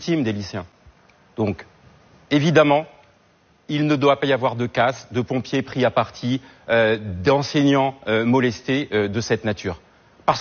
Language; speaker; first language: French; native; French